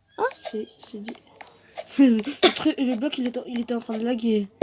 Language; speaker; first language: French; native; French